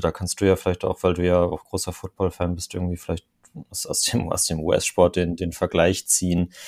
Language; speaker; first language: German; native; German